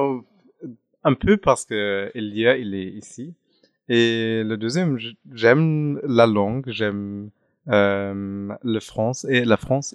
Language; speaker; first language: French; non-native, fluent; German